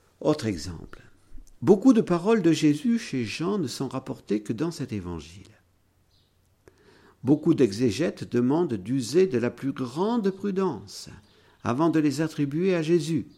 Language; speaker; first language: French; native; French